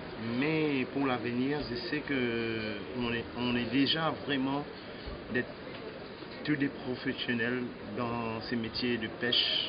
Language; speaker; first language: French; non-native, local second language; Morisyen